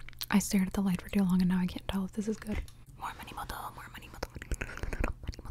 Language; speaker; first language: English; native; English